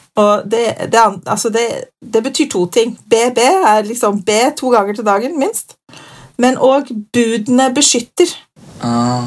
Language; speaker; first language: Norwegian; native; Norwegian